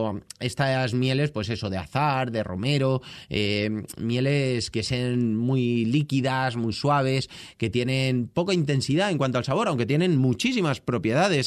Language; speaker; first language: Spanish; native; Spanish